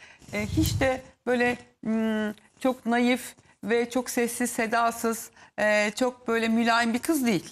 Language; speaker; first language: Turkish; native; Turkish